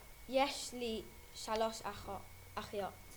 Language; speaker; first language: Hebrew; non-native, learner; English